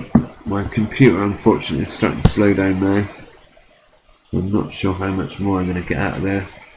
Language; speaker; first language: English; native; English